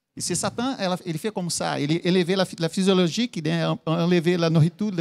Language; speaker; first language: French; non-native, learner; Portuguese